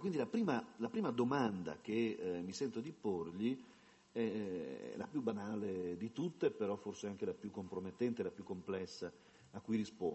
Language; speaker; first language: Italian; native; Italian